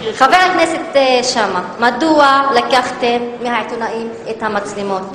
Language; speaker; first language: Hebrew; non-native, local second language; Arabic